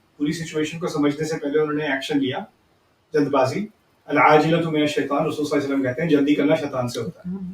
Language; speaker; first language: Urdu; early bilingual, heritage; Urdu